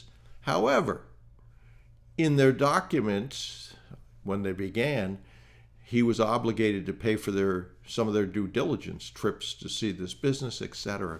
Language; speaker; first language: English; native; English